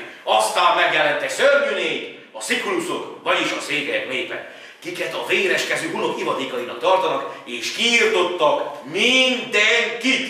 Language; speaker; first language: Hungarian; native; Hungarian